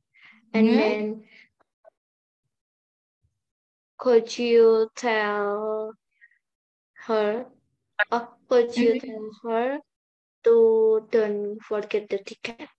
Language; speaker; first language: English; non-native, learner; Indonesian